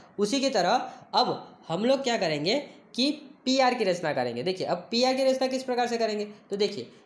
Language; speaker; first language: Hindi; non-native, local second language; Gujarati